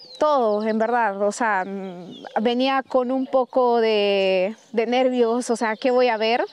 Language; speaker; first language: Spanish; native; Spanish